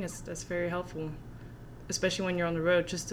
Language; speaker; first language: English; non-native, fluent; Dutch